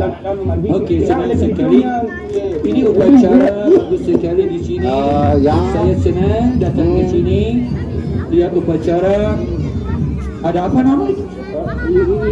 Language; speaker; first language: Indonesian; non-native, learner; English